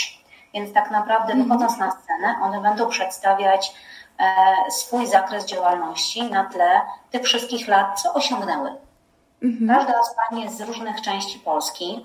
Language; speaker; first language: Polish; native; Polish